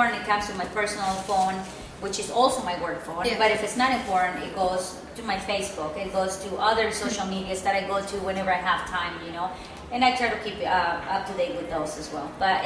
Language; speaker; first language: English; non-native, fluent; Spanish